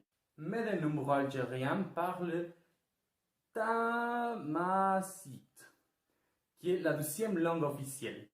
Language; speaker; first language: French; non-native, fluent; Portuguese